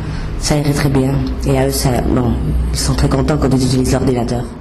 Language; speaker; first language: French; non-native, fluent; Spanish